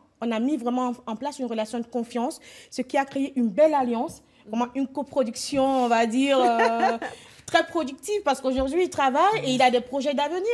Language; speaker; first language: French; native; French